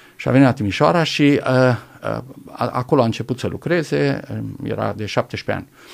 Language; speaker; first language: Romanian; non-native, local second language; German